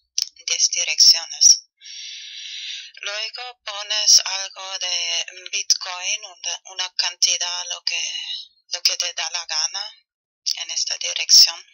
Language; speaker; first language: Spanish; non-native, fluent; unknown